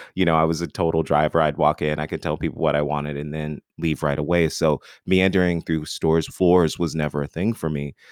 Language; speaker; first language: English; native; English